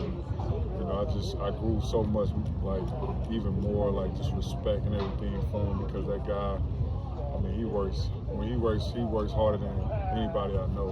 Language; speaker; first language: English; native; English